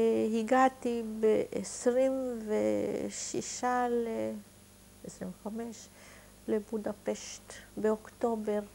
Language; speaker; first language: Hebrew; non-native, fluent; Hungarian